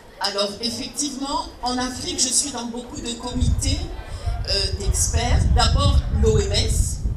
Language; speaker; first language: French; early bilingual, other home language; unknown